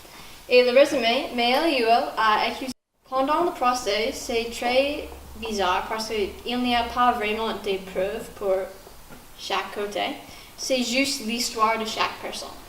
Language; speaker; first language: French; non-native, learner; English